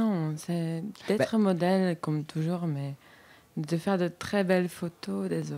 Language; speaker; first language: French; non-native, fluent; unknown